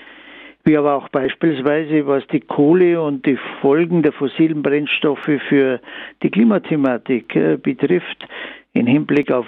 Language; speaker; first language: German; native; German